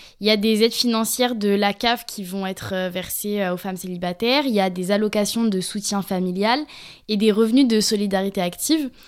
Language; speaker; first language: French; native; French